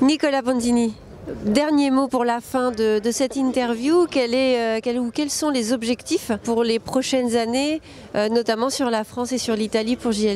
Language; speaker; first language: French; native; French